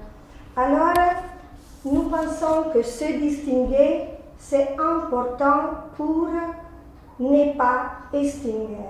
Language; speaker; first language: French; non-native, fluent; Italian